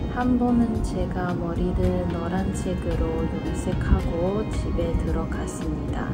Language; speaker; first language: Korean; non-native, learner; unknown